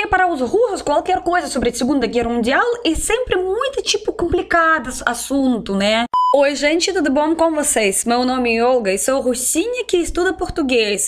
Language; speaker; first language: Portuguese; non-native, learner; Russian